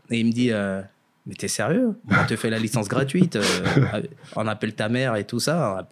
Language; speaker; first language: French; early bilingual, other home language; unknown